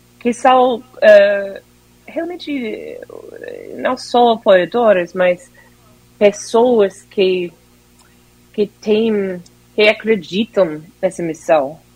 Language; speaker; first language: Portuguese; non-native, fluent; English